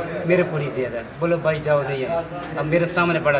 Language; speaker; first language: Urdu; non-native, local second language; Pashto